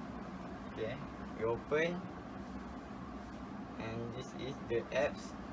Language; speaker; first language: English; non-native, learner; Malay